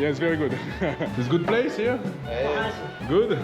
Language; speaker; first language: English; non-native, learner; French